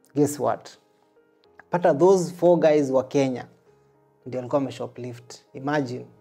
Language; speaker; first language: Swahili; native; Swahili